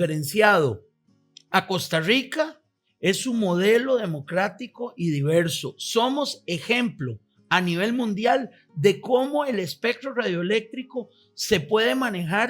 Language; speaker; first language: Spanish; native; Spanish